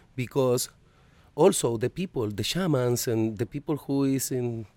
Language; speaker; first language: English; non-native, fluent; Spanish